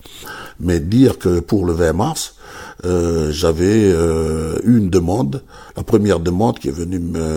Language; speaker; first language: French; native; French